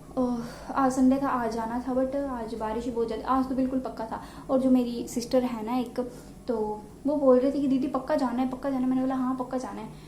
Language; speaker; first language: Hindi; non-native, local second language; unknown